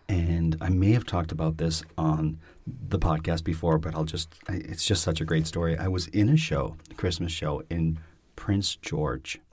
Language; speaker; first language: English; native; English